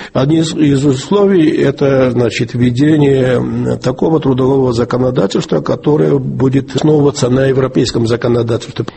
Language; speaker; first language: Russian; non-native, local second language; Georgian